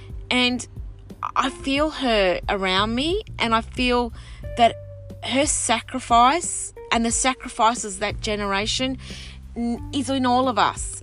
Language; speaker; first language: English; early bilingual, other home language; Sicilian